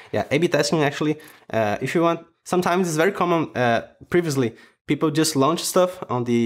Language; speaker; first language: English; non-native, fluent; Portuguese